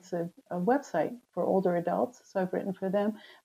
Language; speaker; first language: English; native; English